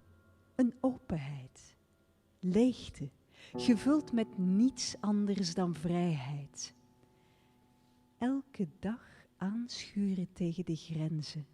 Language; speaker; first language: Dutch; native; Dutch